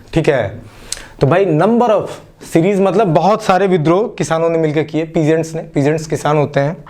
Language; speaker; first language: Hindi; non-native, local second language; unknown